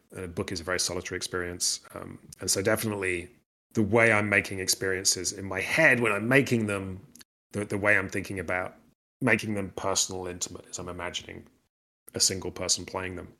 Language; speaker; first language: English; native; English